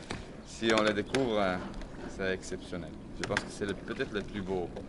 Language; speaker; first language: French; non-native, fluent; Italian